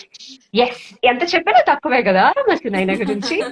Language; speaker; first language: Telugu; native; Telugu